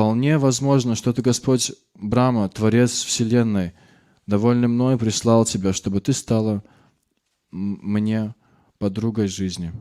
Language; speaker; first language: Russian; native; Russian